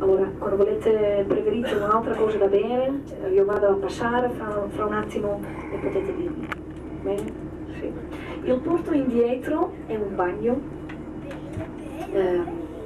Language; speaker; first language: Italian; non-native, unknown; Dutch